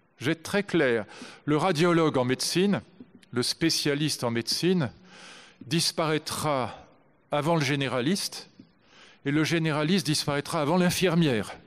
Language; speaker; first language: French; native; French